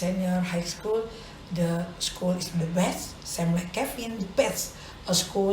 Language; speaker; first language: English; non-native, local second language; Indonesian